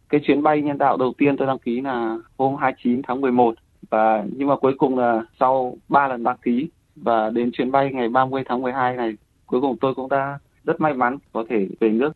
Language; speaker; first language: Vietnamese; native; Vietnamese